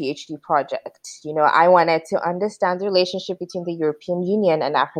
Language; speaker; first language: English; non-native, local second language; Yoruba